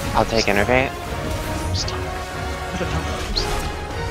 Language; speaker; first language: English; native; English